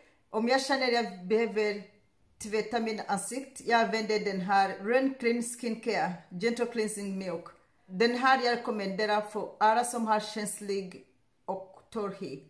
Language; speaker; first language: Swedish; non-native, learner; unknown